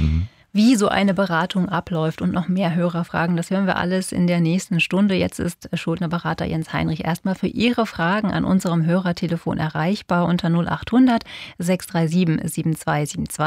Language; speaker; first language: German; native; German